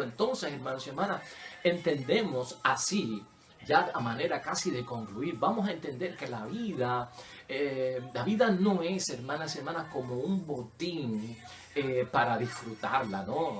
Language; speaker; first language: Spanish; native; Spanish